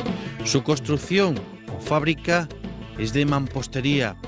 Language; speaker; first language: Spanish; native; Spanish